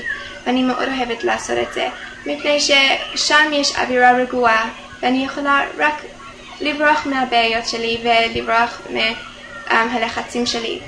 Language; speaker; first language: Hebrew; non-native, fluent; English